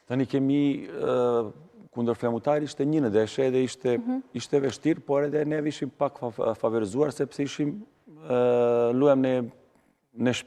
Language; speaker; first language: Albanian; non-native, learner; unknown